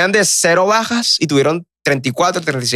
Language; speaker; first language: Spanish; native; Spanish